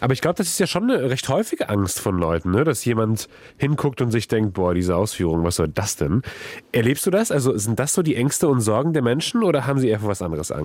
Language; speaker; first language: German; native; German